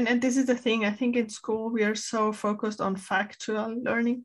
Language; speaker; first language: English; non-native, fluent; German